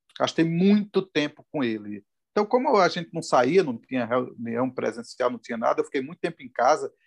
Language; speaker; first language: Portuguese; native; Portuguese